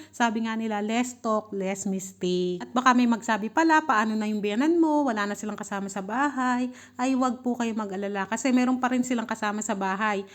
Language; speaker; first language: Filipino; native; Filipino